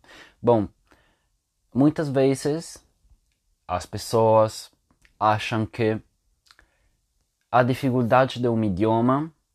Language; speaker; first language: Portuguese; non-native, fluent; Italian